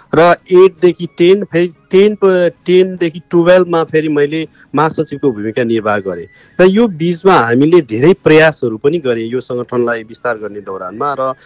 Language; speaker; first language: Nepali; non-native, local second language; Eastern Tamang